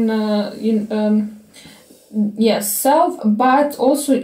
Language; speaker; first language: English; non-native, fluent; Serbian